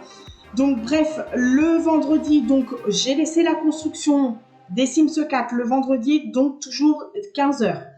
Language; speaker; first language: French; native; French